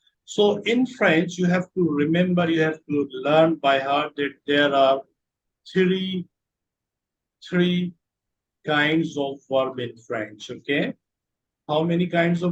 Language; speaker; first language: English; non-native, local second language; Urdu